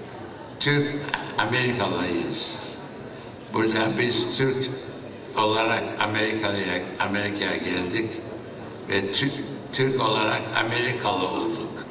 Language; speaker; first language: Turkish; early bilingual, heritage; Turkish